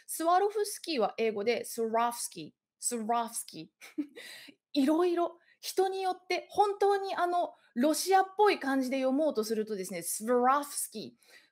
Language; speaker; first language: Japanese; native; Japanese